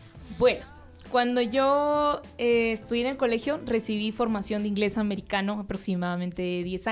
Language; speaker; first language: Spanish; native; Spanish